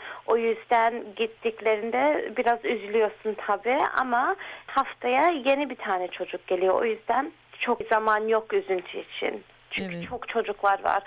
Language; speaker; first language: Turkish; early bilingual, heritage; Turkish